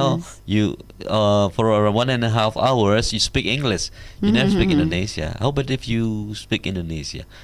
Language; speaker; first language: English; non-native, learner; Indonesian